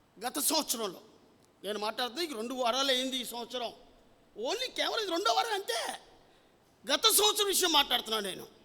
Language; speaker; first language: Telugu; non-native, local second language; Urdu